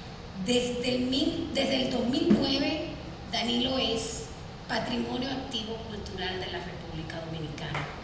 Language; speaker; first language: Spanish; native; Spanish